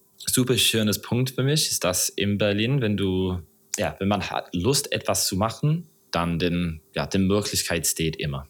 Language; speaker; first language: German; non-native, learner; English